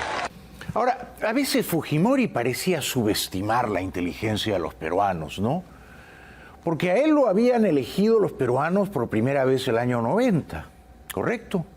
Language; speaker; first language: Spanish; native; Spanish